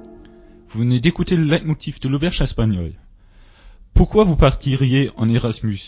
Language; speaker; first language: French; native; French